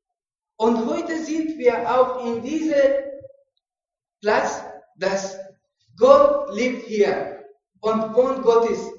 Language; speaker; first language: German; non-native, learner; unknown